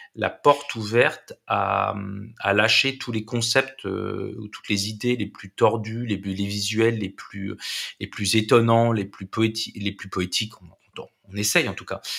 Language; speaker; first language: French; native; French